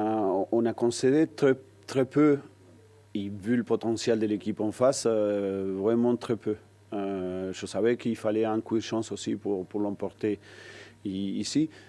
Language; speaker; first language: French; non-native, fluent; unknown